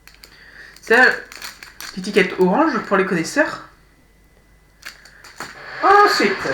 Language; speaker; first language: French; native; French